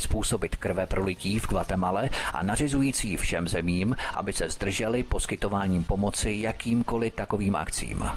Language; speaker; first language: Czech; native; Czech